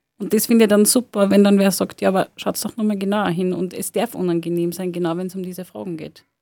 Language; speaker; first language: German; native; German